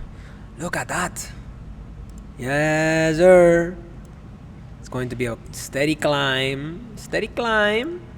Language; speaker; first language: English; native; English